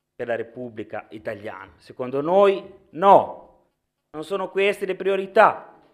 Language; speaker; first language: Italian; native; Italian